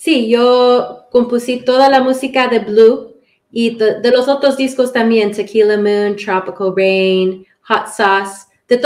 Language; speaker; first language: Spanish; early bilingual, heritage; Spanish